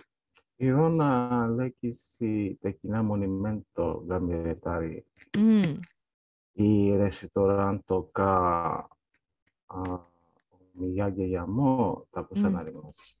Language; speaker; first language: Japanese; non-native, learner; Greek